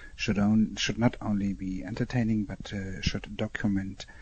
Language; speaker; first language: English; non-native, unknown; German